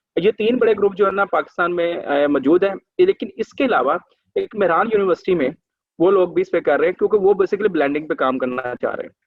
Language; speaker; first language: Urdu; non-native, local second language; Punjabi